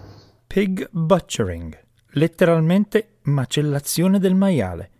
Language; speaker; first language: Italian; native; Italian